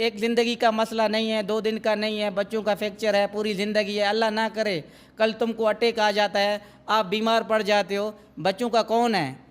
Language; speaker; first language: Urdu; non-native, local second language; Saraiki